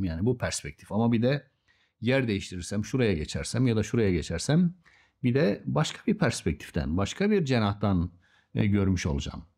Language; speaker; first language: Turkish; native; Turkish